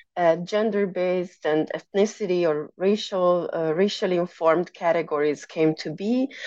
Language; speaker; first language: English; non-native, fluent; Italian